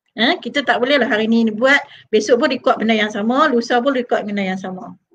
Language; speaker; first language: Malay; native; Malay